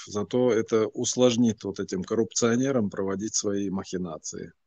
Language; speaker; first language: Russian; non-native, local second language; Chechen